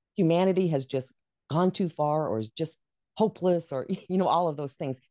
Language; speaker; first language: English; native; English